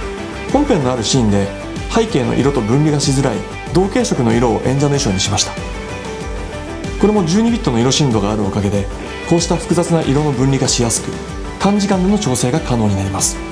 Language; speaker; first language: Japanese; native; Japanese